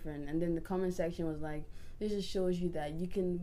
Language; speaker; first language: English; native; English